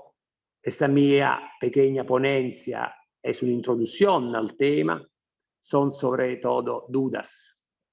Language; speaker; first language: Spanish; non-native, fluent; Italian